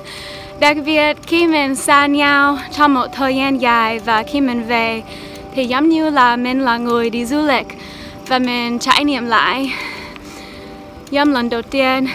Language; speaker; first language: Vietnamese; non-native, fluent; English